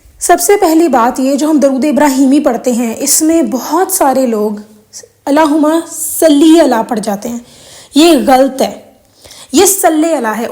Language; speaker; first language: Urdu; native; Urdu